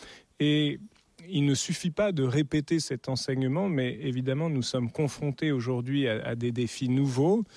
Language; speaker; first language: French; native; French